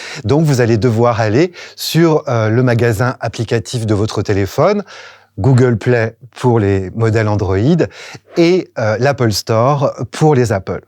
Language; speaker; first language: French; native; French